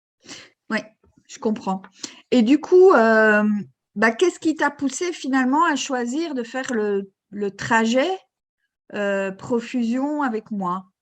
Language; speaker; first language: French; native; French